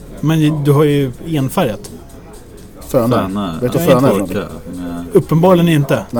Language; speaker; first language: Swedish; native; Swedish